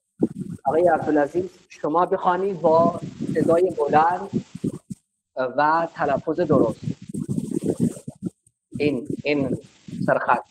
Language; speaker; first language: Persian; non-native, fluent; Urdu